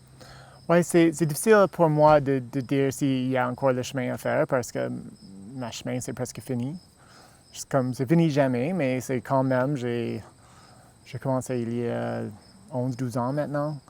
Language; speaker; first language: French; non-native, local second language; English